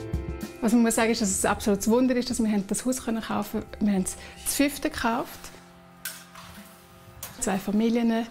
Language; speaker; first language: German; non-native, fluent; Romansh